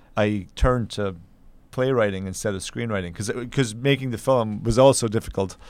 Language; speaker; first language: English; native; English